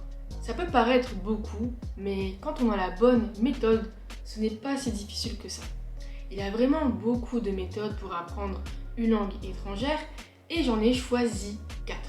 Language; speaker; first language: French; native; French